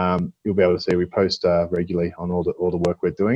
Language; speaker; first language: English; native; English